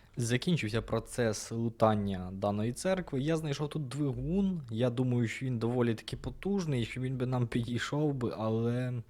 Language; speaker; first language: Ukrainian; non-native, local second language; Russian